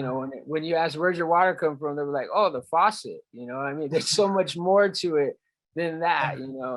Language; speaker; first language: English; native; English